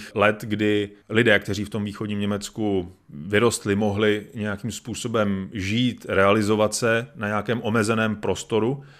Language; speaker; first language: Czech; native; Czech